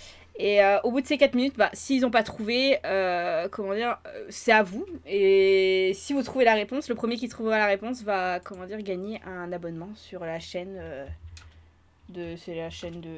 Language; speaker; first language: French; native; French